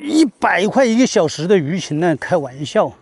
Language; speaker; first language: Chinese; native; Chinese